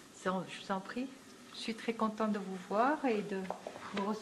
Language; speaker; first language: French; non-native, local second language; Arabic